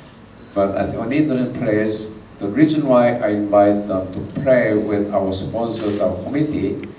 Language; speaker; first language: English; non-native, fluent; Korean